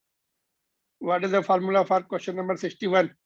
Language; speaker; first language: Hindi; non-native, local second language; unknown